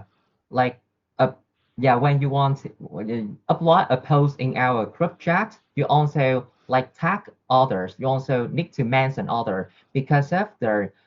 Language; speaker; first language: English; non-native, learner; Vietnamese